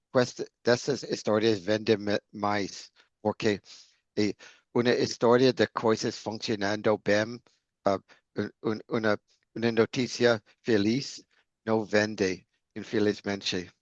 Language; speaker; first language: Portuguese; non-native, learner; English